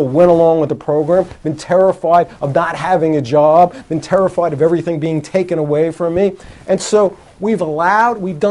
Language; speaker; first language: English; native; English